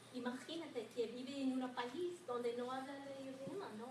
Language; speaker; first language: Spanish; non-native, learner; English